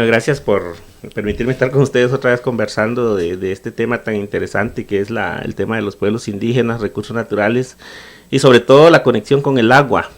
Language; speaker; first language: Spanish; non-native, local second language; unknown